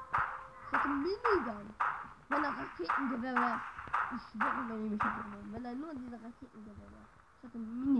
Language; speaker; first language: German; native; German